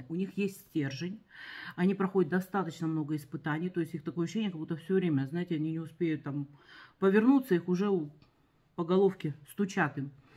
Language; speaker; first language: Russian; native; Russian